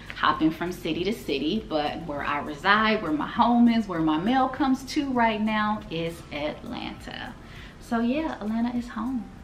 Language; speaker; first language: English; native; English